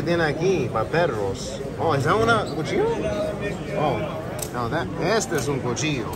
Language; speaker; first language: Spanish; early bilingual, heritage; English